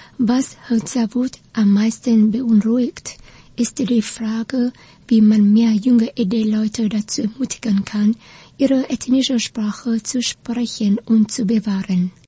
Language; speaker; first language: German; non-native, fluent; Vietnamese